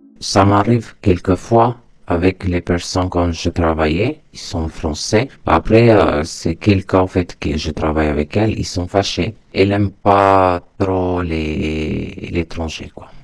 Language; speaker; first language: French; non-native, learner; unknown